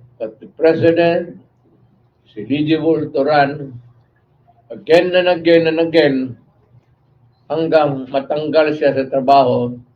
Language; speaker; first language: Filipino; non-native, local second language; Cebuano